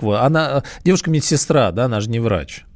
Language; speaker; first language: Russian; native; Russian